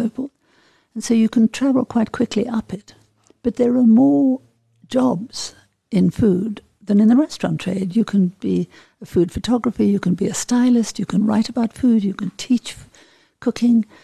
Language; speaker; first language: English; native; English